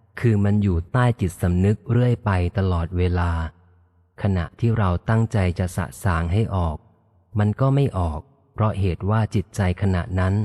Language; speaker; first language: Thai; native; Thai